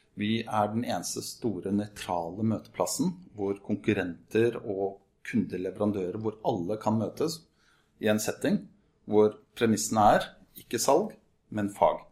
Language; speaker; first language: Norwegian; native; Norwegian